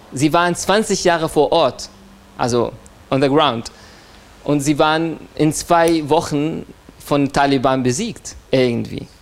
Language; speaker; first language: German; non-native, fluent; Arabic